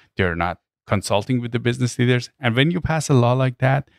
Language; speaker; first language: English; non-native, fluent; Persian